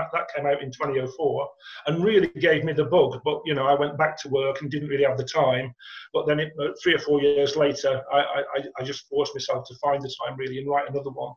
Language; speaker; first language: English; native; English